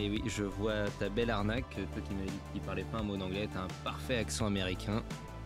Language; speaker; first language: French; native; French